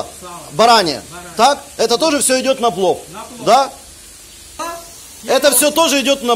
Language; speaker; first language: Russian; native; Russian